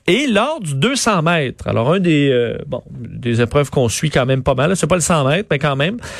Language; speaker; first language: French; native; French